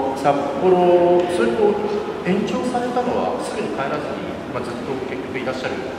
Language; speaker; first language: Japanese; native; Japanese